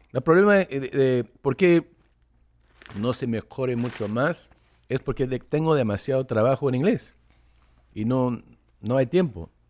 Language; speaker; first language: Spanish; early bilingual, heritage; English